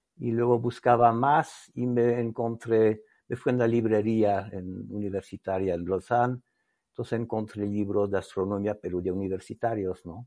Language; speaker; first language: Spanish; non-native, fluent; French